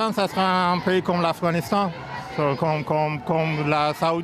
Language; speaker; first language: French; non-native, fluent; Persian